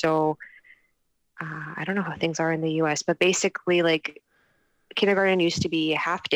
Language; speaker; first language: English; native; English